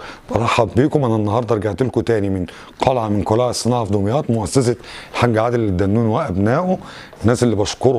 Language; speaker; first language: Arabic; native; Arabic